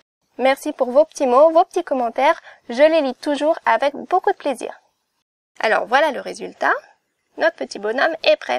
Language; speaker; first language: French; native; French